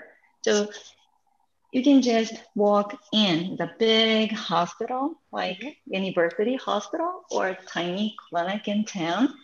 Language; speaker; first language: English; non-native, fluent; Japanese